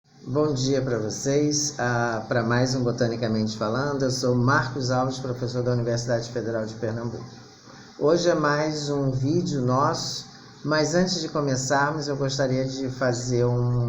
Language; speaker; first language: Portuguese; native; Portuguese